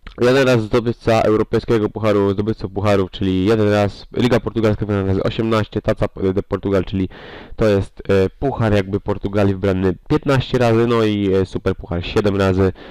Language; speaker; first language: Polish; native; Polish